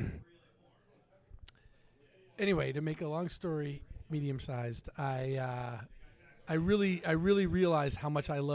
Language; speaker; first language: English; native; English